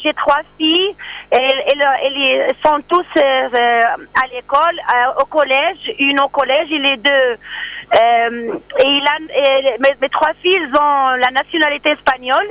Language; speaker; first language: French; non-native, learner; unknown